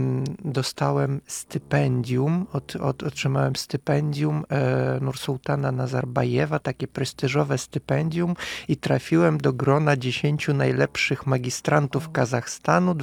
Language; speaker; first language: Polish; non-native, fluent; Russian